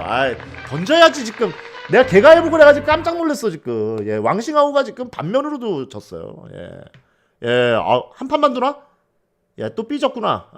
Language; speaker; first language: Korean; native; Korean